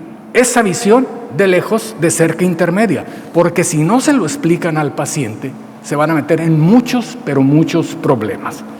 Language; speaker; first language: Spanish; native; Spanish